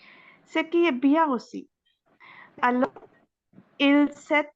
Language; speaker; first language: French; non-native, learner; Bangla